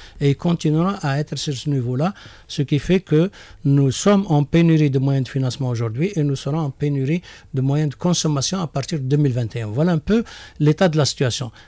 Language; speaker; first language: French; non-native, local second language; Arabic